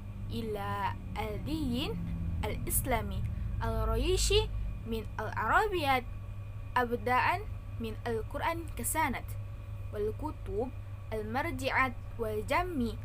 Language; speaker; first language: Arabic; non-native, learner; Indonesian